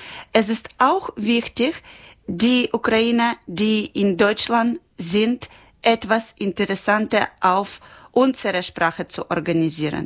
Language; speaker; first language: German; non-native, learner; Ukrainian